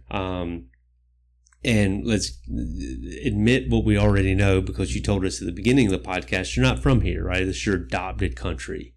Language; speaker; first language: English; native; English